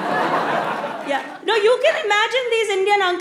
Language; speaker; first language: English; non-native, local second language; Hindi